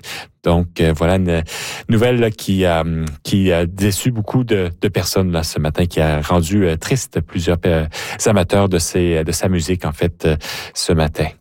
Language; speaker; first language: French; native; French